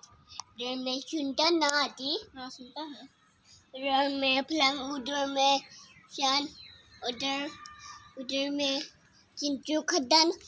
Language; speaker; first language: Hindi; non-native, local second language; Khasi